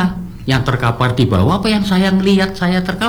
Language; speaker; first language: Indonesian; native; Indonesian